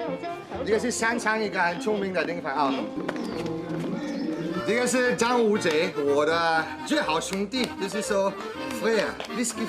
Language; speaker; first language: Chinese; non-native, fluent; Morisyen